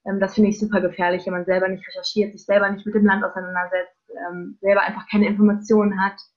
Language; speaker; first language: German; native; German